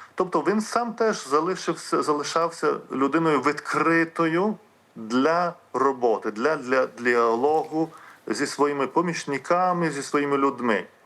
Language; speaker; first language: Ukrainian; non-native, fluent; Lithuanian